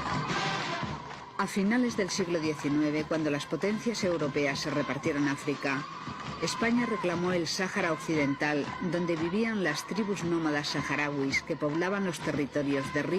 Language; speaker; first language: Spanish; native; Spanish